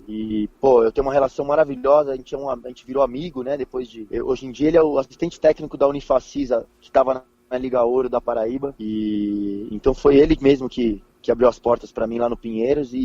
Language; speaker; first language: Portuguese; native; Portuguese